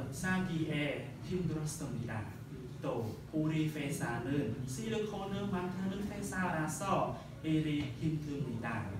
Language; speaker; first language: Korean; non-native, fluent; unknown